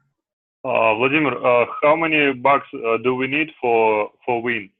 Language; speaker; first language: English; non-native, learner; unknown